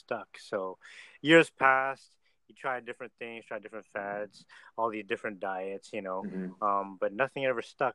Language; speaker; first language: English; native; English